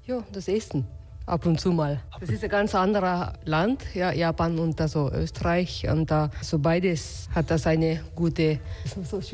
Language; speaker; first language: German; non-native, learner; Japanese